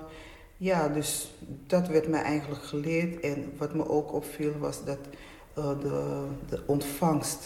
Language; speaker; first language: Dutch; native; Dutch